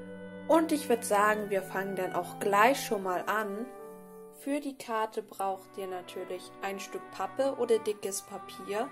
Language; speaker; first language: German; native; German